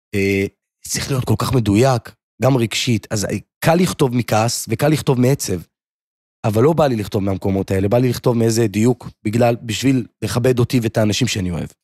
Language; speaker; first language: Hebrew; native; Hebrew